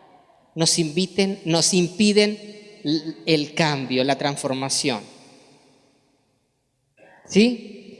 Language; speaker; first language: Spanish; native; Spanish